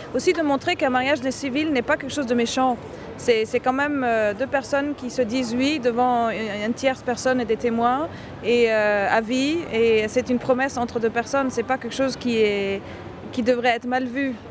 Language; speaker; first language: French; non-native, local second language; Arabic